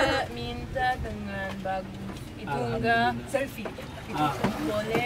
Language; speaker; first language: Indonesian; non-native, learner; French